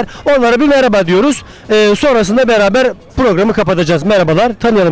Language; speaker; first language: Turkish; native; Turkish